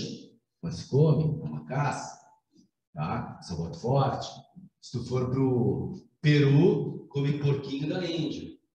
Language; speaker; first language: Portuguese; native; Portuguese